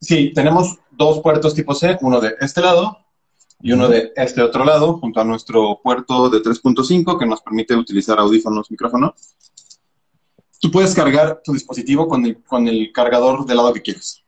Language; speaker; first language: Spanish; native; Spanish